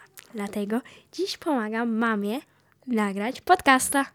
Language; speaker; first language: Polish; early bilingual, heritage; Polish